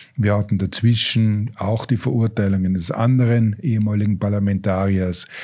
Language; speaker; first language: German; native; German